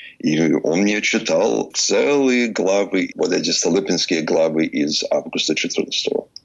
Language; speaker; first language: Russian; early bilingual, heritage; Russian